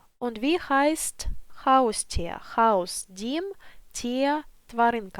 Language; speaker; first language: German; non-native, fluent; Ukrainian